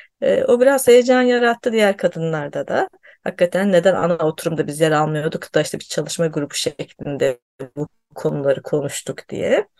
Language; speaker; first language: Turkish; native; Turkish